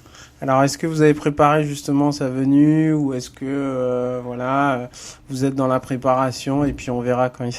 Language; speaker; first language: French; native; French